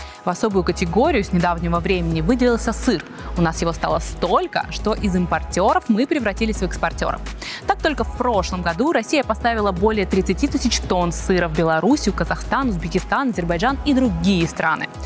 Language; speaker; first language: Russian; native; Russian